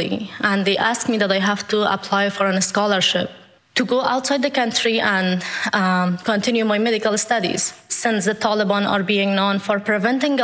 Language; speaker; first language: English; non-native, fluent; Persian